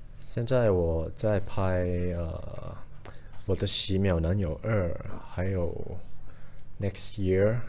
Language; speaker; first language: Chinese; non-native, learner; Thai